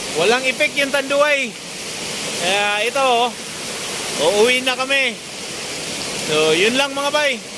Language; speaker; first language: Filipino; non-native, local second language; Cebuano